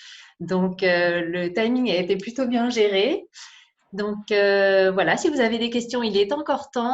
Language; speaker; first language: French; native; French